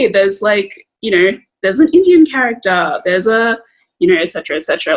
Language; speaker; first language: English; native; English